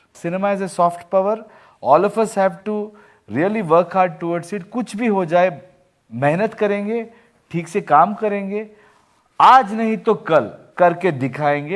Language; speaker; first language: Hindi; non-native, local second language; Kannada